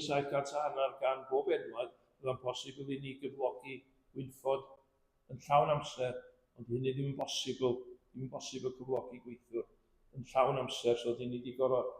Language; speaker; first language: Welsh; native; Welsh